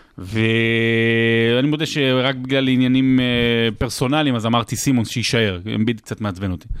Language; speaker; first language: Hebrew; native; Hebrew